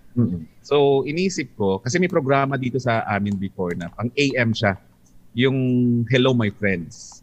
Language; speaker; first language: Filipino; non-native, local second language; Hiligaynon